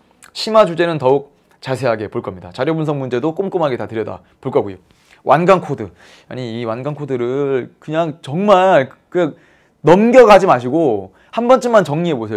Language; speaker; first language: Korean; native; Korean